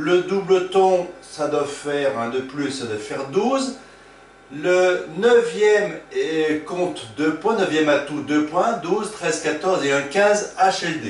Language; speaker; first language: French; native; French